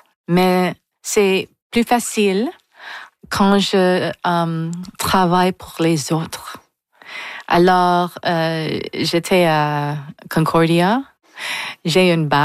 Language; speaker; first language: French; non-native, local second language; English